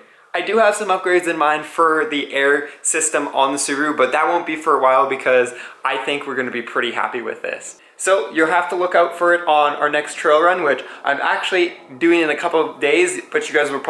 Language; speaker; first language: English; native; English